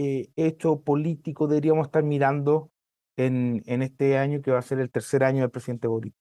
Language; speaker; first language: Spanish; native; Spanish